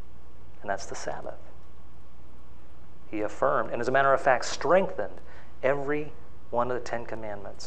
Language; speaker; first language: English; native; English